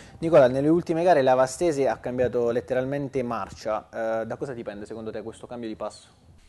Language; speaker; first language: Italian; native; Italian